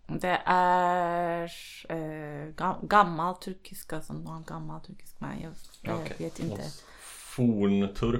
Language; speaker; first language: Swedish; non-native, learner; Turkish